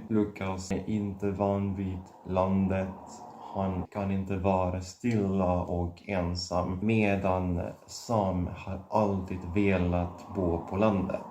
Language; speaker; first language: Swedish; non-native, fluent; Catalan